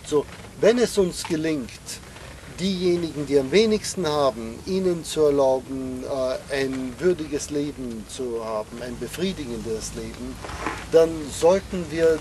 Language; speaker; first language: German; non-native, fluent; English